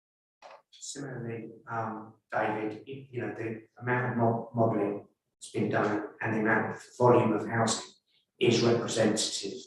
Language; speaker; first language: English; native; English